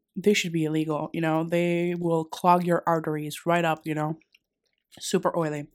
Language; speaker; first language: English; non-native, fluent; Greek